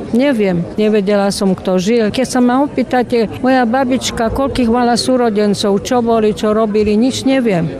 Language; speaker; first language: Slovak; native; Slovak